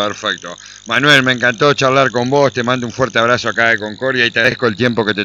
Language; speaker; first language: Spanish; native; Spanish